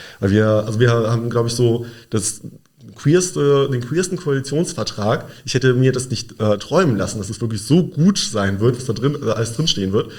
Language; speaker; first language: German; native; German